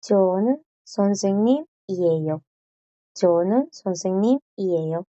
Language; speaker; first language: Korean; non-native, fluent; Spanish